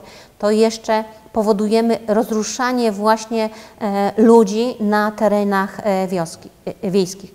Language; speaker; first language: Polish; native; Polish